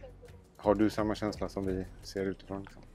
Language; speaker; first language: Swedish; native; Swedish